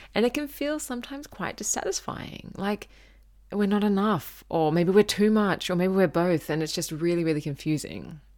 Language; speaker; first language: English; native; English